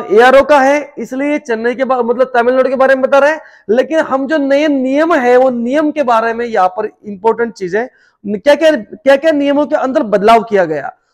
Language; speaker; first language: Hindi; non-native, local second language; Marathi